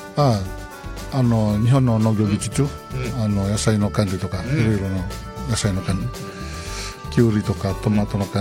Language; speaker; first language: Japanese; non-native, learner; Fijian